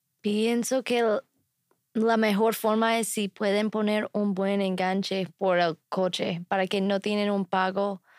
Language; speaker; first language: Spanish; non-native, fluent; English